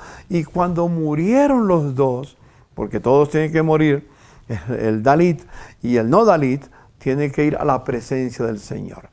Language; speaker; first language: Spanish; native; Spanish